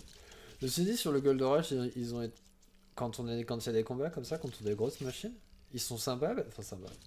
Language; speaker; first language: French; native; French